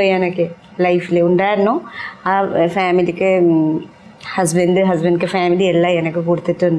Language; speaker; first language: Malayalam; non-native, learner; Nepali